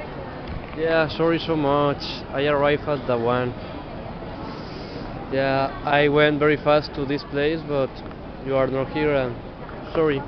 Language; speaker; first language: English; non-native, learner; Spanish